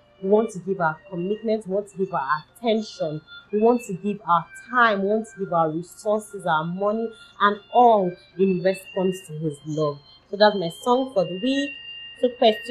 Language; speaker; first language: English; non-native, local second language; Yoruba